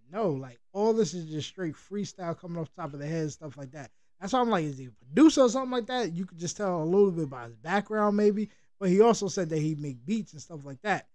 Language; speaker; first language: English; native; English